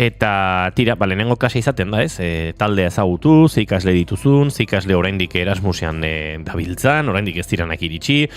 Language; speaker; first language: Basque; native; Basque